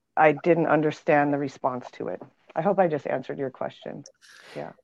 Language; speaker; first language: English; native; English